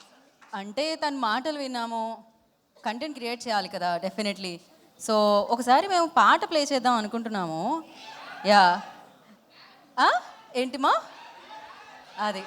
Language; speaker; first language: Telugu; native; Telugu